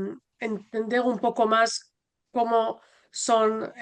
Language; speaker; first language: Spanish; non-native, fluent; Hebrew